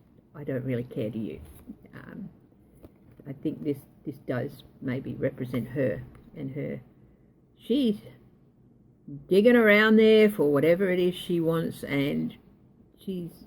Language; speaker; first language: English; native; English